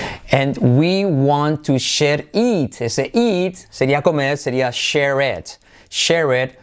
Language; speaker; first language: English; non-native, fluent; Spanish